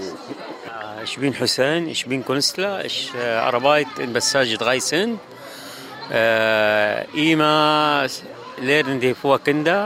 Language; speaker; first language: German; non-native, learner; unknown